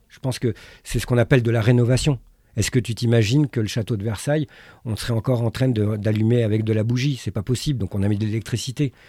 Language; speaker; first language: French; early bilingual, other home language; Arabic